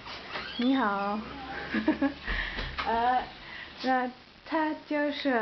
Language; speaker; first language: Chinese; non-native, learner; Dutch